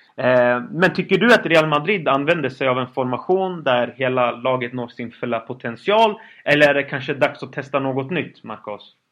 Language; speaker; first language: Swedish; early bilingual, other home language; Kurdish